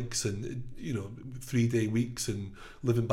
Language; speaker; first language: English; native; English